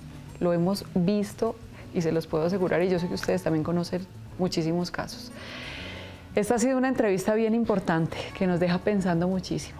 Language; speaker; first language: Spanish; native; Spanish